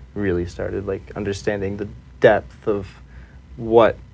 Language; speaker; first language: English; native; English